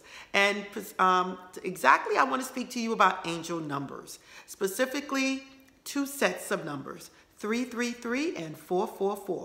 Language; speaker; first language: English; native; English